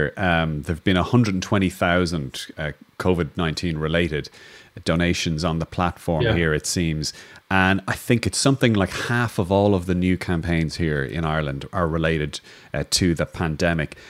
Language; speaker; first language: English; native; English